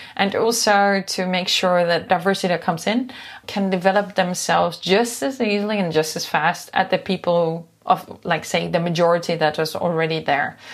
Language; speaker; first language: English; non-native, fluent; Dutch